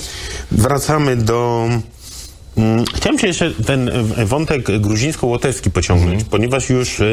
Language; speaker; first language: Polish; native; Polish